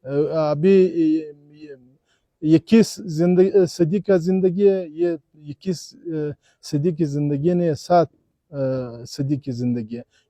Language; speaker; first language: Hindi; non-native, fluent; Pashto